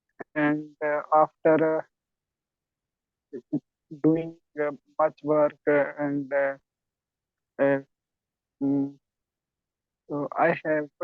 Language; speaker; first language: English; non-native, learner; Urdu